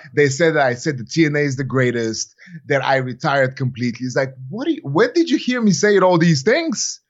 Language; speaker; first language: English; non-native, fluent; Bulgarian